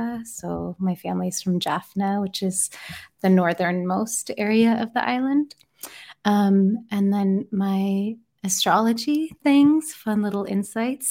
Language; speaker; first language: English; native; English